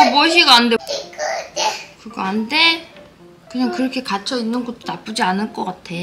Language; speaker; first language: Korean; native; Korean